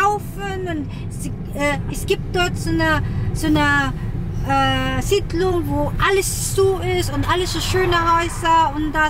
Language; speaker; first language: German; non-native, fluent; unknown